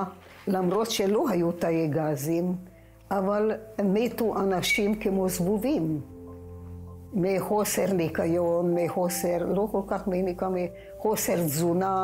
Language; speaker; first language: Hebrew; non-native, fluent; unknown